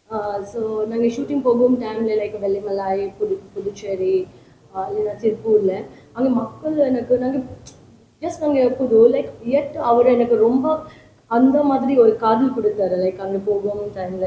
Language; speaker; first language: Tamil; non-native, learner; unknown